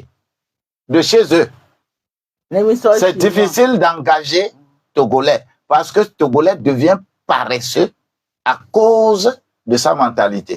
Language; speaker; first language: French; non-native, local second language; Ewe